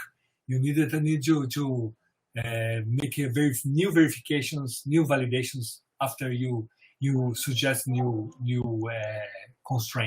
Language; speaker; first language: English; non-native, fluent; Portuguese